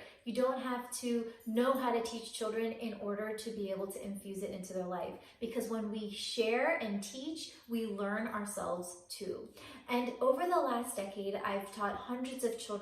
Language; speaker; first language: English; native; English